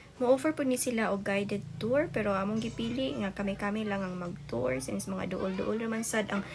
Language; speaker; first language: Cebuano; native; Cebuano